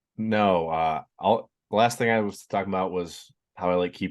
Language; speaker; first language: English; native; English